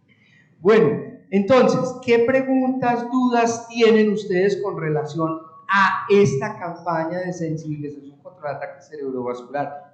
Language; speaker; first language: Spanish; native; Spanish